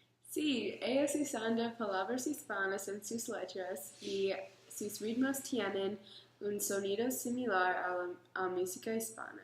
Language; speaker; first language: Spanish; non-native, learner; English